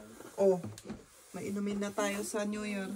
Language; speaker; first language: Filipino; non-native, fluent; German